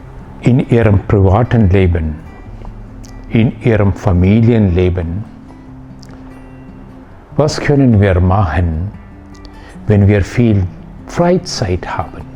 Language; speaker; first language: German; non-native, fluent; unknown